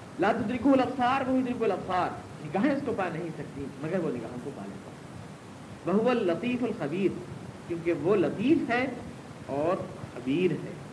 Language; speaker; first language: Urdu; native; Urdu